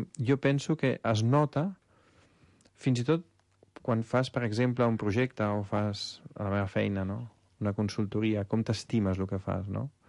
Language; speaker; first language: Catalan; non-native, fluent; Italian